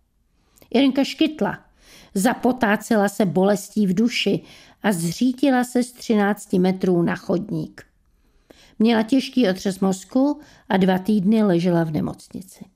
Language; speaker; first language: Czech; native; Czech